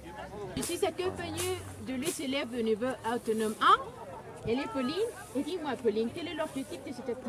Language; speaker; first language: French; non-native, fluent; Spanish